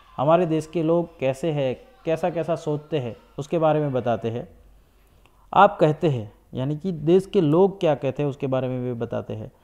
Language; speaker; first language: Hindi; non-native, local second language; Gujarati